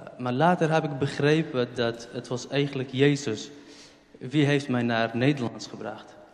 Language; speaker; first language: Dutch; non-native, fluent; Central Kurdish